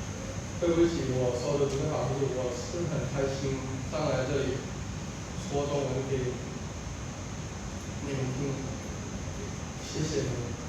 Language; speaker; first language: Chinese; non-native, learner; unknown